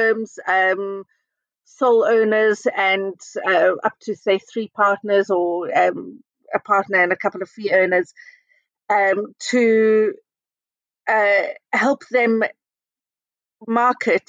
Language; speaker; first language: English; native; English